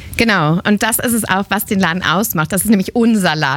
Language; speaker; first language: German; native; German